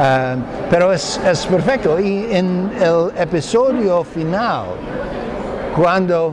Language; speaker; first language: Spanish; non-native, fluent; English